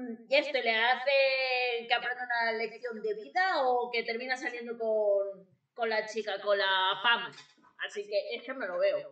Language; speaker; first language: Spanish; native; Spanish